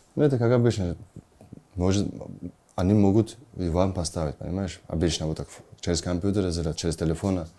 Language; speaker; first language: Russian; non-native, learner; Georgian